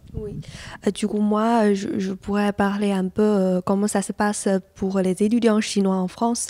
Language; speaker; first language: French; non-native, fluent; Chinese